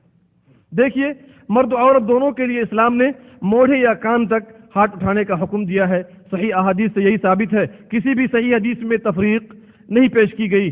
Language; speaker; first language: Urdu; native; Urdu